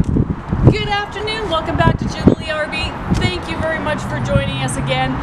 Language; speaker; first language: English; native; English